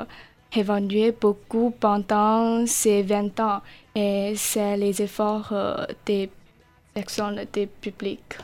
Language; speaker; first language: French; non-native, learner; Chinese